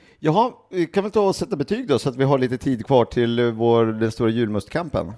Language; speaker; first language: Swedish; native; Swedish